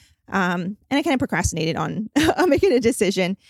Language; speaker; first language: English; early bilingual, other home language; Spanish